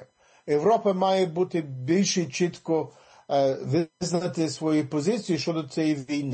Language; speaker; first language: Ukrainian; early bilingual, heritage; English